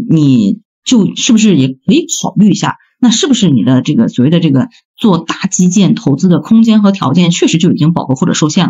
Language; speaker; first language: Chinese; native; Chinese